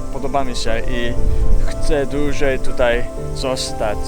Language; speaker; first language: Polish; non-native, learner; Japanese